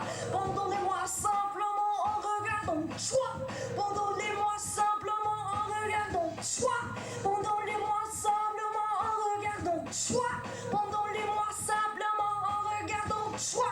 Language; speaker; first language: French; non-native, learner; English